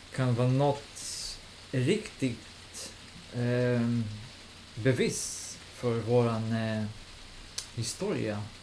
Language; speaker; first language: Swedish; non-native, learner; Hebrew